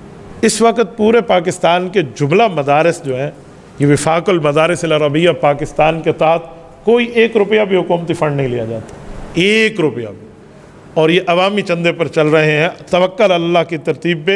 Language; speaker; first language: Urdu; native; Urdu